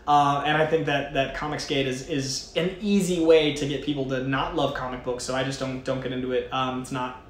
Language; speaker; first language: English; native; English